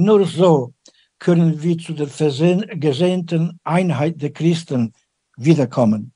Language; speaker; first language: German; non-native, fluent; Ukrainian